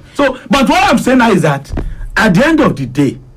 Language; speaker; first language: English; non-native, local second language; Yoruba